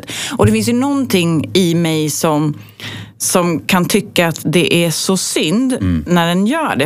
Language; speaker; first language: Swedish; native; Swedish